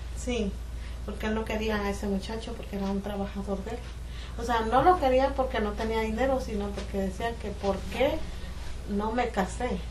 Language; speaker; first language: Spanish; native; Spanish